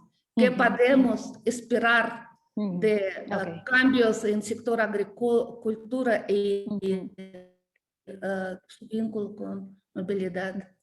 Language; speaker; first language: Spanish; non-native, learner; Russian